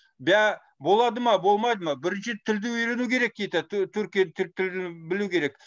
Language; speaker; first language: Kazakh; non-native, fluent; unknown